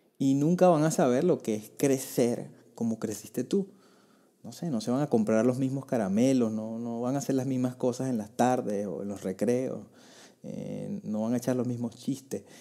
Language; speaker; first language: Spanish; native; Spanish